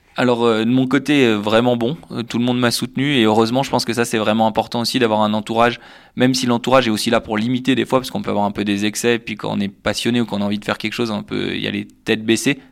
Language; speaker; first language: French; native; French